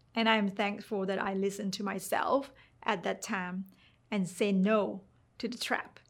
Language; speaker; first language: English; non-native, fluent; Thai